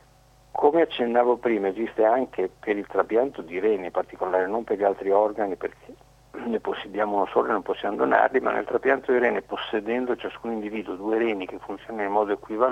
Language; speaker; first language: Italian; native; Italian